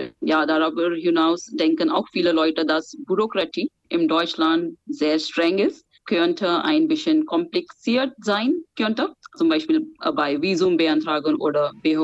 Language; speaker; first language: German; non-native, fluent; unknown